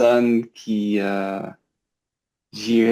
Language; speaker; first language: French; non-native, learner; English